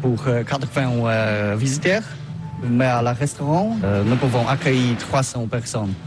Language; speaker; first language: French; non-native, learner; Polish